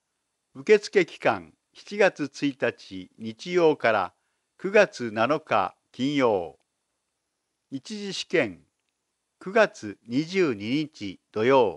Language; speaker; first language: Japanese; native; Japanese